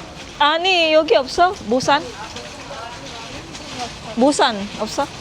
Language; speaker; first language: Korean; non-native, learner; Filipino